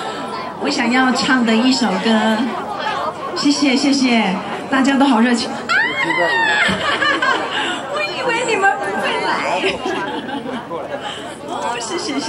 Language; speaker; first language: Chinese; native; Chinese